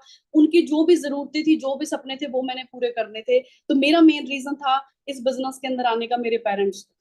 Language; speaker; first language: Hindi; non-native, local second language; Punjabi